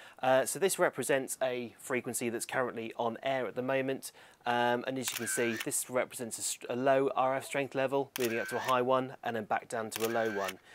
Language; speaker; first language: English; native; English